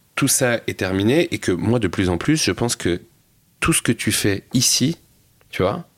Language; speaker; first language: French; native; French